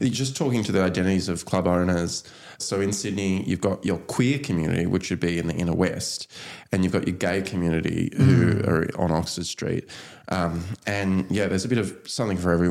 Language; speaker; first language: English; native; English